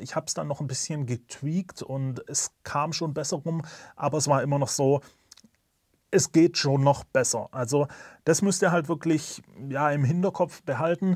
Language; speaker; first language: German; native; German